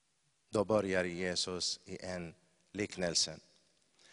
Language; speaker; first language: Swedish; non-native, fluent; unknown